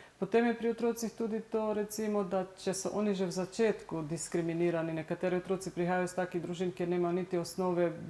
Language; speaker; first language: Slovenian; non-native, local second language; Romany